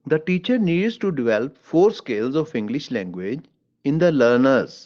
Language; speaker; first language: English; non-native, local second language; Punjabi